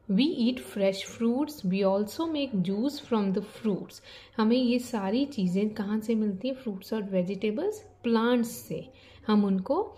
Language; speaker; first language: Hindi; native; Hindi